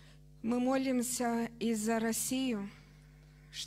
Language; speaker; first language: Russian; non-native, fluent; Romanian